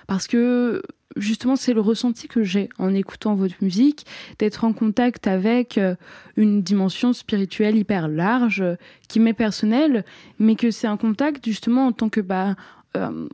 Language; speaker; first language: French; early bilingual, other home language; Arabic